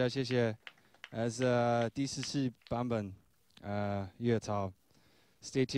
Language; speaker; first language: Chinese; non-native, learner; English